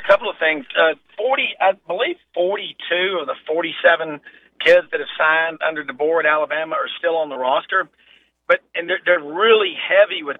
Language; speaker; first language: English; native; English